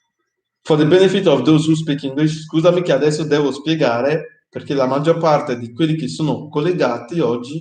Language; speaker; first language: Italian; non-native, fluent; English